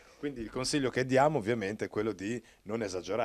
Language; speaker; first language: Italian; native; Italian